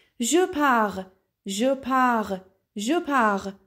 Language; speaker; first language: French; non-native, fluent; Persian